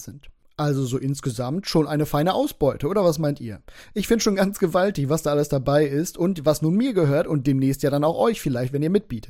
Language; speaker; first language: German; native; German